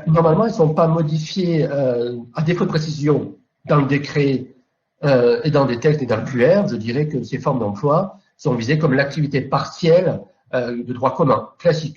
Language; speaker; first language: French; native; French